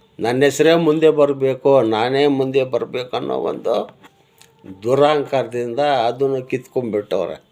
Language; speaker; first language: Kannada; non-native, local second language; Telugu